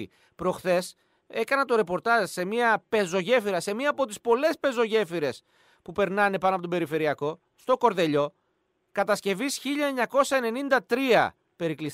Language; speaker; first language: Greek; native; Greek